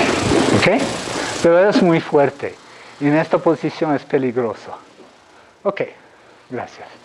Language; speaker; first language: Spanish; non-native, fluent; English